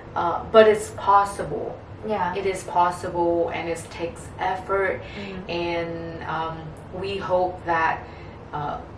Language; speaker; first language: English; non-native, fluent; Vietnamese